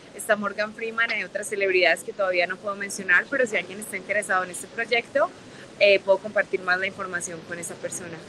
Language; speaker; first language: Spanish; native; Spanish